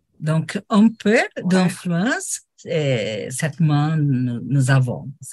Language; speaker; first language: French; non-native, learner; Portuguese